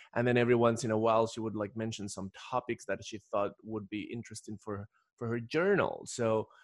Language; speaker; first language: English; non-native, fluent; Spanish